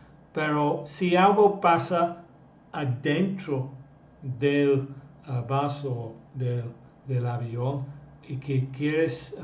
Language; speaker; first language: Spanish; non-native, fluent; English